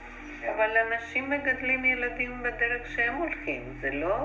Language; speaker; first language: Hebrew; non-native, fluent; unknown